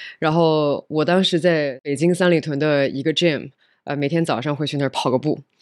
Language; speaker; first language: Chinese; native; Chinese